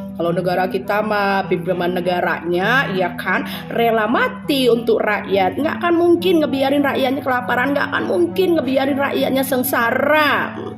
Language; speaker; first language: Indonesian; native; Indonesian